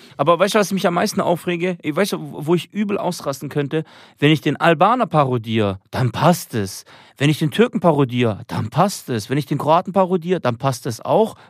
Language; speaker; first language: German; early bilingual, other home language; Albanian